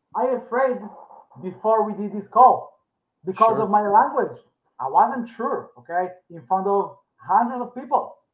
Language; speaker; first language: English; non-native, learner; Hebrew